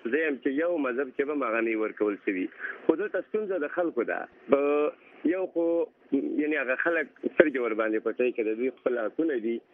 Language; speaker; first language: Pashto; native; Pashto